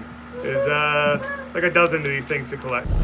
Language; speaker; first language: English; native; English